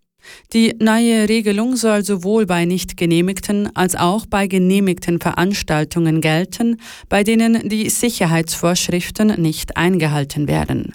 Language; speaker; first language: German; native; German